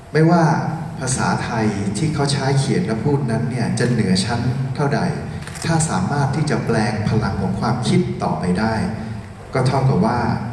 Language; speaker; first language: Thai; native; Thai